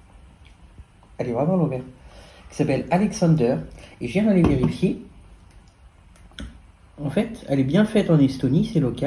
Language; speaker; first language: French; native; French